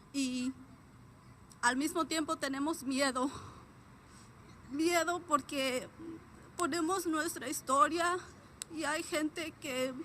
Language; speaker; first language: Spanish; early bilingual, heritage; Spanish